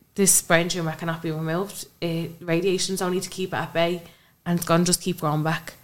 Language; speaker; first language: English; native; English